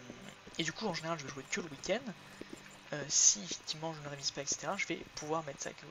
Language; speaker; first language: French; native; French